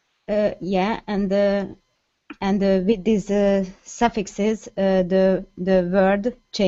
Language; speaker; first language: English; non-native, learner; Hungarian